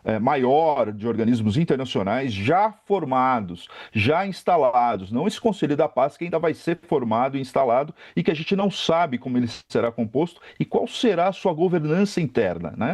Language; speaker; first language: Portuguese; native; Portuguese